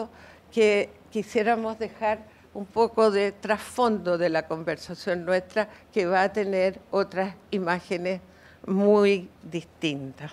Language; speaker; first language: Spanish; native; Spanish